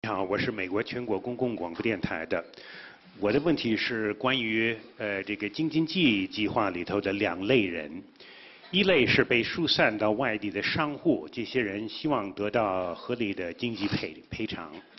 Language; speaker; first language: Chinese; non-native, fluent; English